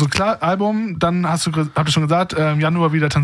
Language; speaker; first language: German; native; German